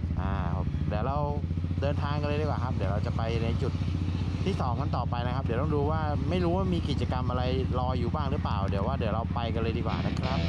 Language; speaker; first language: Thai; native; Thai